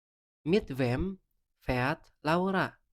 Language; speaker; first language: German; non-native, fluent; Indonesian